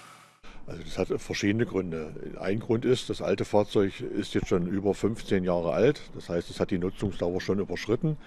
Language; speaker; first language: German; native; German